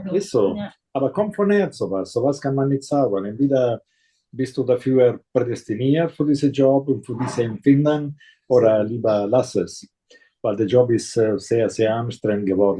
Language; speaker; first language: German; non-native, fluent; Italian